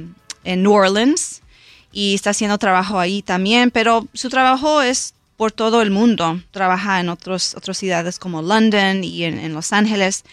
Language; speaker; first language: Spanish; early bilingual, heritage; Spanish